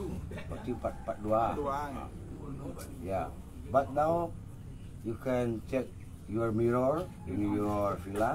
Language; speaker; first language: English; non-native, learner; Balinese